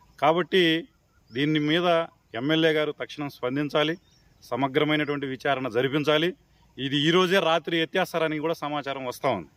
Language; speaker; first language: Telugu; native; Telugu